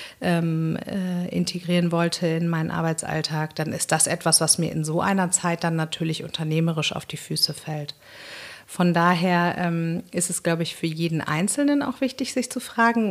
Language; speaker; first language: German; native; German